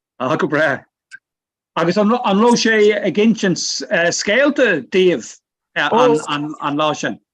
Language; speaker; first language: Irish; non-native, local second language; English